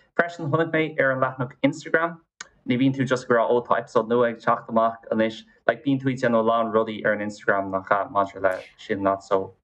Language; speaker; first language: Irish; non-native, local second language; English